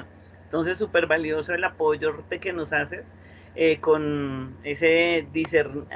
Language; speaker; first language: Spanish; native; Spanish